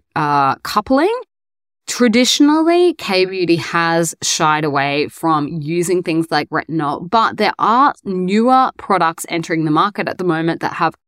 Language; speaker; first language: English; native; English